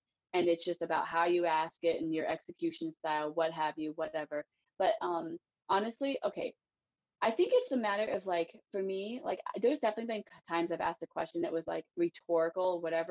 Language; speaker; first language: English; native; English